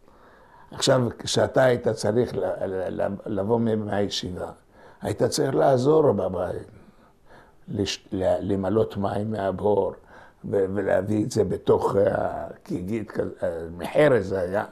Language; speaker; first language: Hebrew; non-native, local second language; Ladino